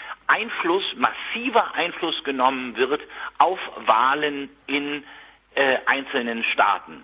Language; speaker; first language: German; native; German